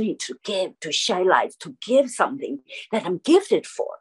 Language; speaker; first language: English; non-native, fluent; Chinese